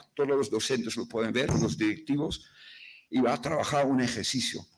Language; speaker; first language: Spanish; non-native, fluent; Dutch